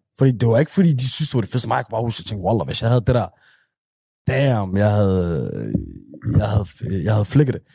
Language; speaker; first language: Danish; early bilingual, other home language; Somali